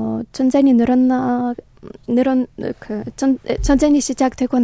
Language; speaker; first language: Korean; non-native, learner; Ukrainian